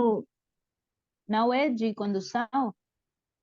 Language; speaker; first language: Portuguese; non-native, learner; Spanish